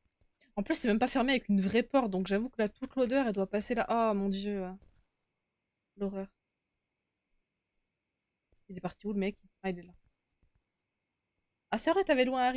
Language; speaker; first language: French; native; French